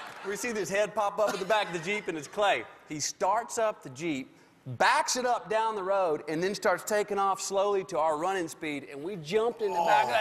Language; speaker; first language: English; native; English